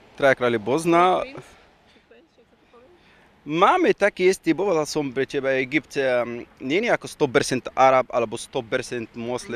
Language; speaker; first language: Slovak; non-native, learner; Arabic